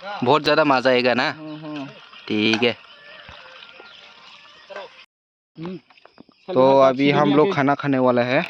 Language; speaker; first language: Hindi; non-native, local second language; Kok Borok